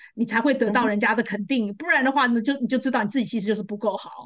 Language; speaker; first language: Chinese; native; Chinese